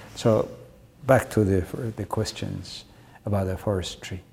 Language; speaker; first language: English; non-native, fluent; Mongolian